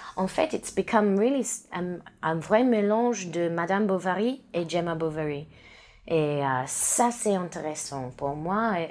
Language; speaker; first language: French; non-native, learner; English